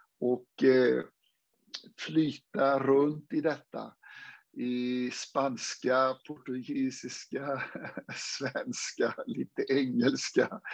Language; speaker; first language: Swedish; non-native, fluent; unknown